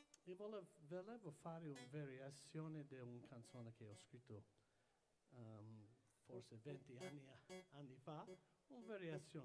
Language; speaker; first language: Italian; early bilingual, heritage; English